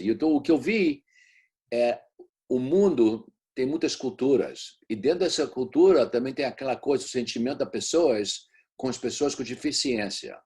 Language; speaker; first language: Portuguese; early bilingual, heritage; Portuguese